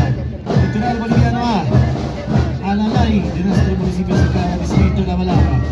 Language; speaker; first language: Spanish; native; Spanish